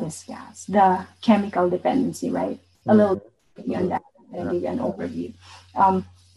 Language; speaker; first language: English; non-native, local second language; Bikol